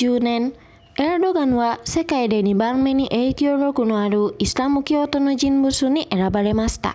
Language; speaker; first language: Japanese; non-native, fluent; Indonesian